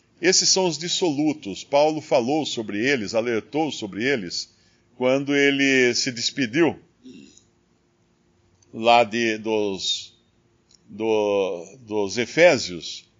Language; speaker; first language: Portuguese; native; Portuguese